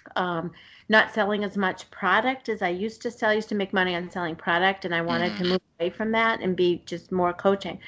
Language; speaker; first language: English; native; English